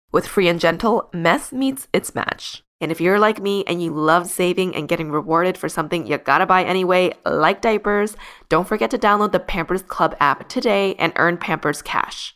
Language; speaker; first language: English; native; English